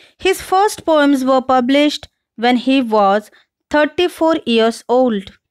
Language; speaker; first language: English; non-native, local second language; Marathi